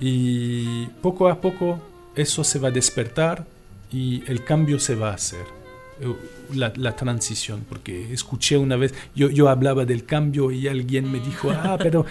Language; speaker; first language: Spanish; non-native, fluent; French